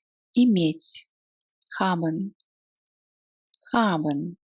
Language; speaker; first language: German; non-native, fluent; Russian